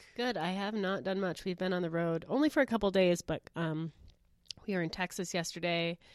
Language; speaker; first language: English; native; English